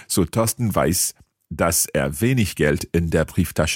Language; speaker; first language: German; non-native, learner; English